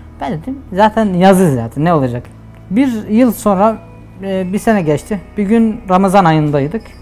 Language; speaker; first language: Turkish; non-native, fluent; Arabic